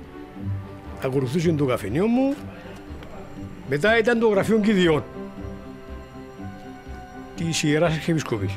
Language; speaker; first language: Greek; native; Greek